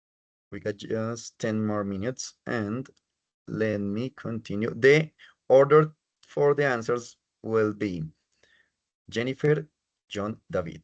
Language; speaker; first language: English; non-native, fluent; Spanish